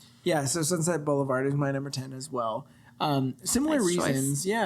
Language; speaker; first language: English; native; English